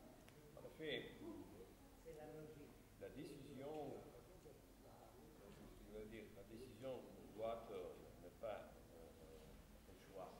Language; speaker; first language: French; non-native, fluent; Italian